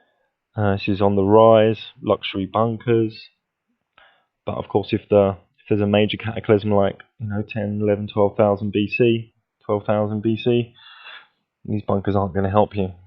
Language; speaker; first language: English; native; English